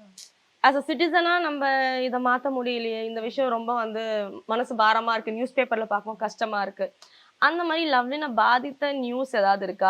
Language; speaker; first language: Tamil; native; Tamil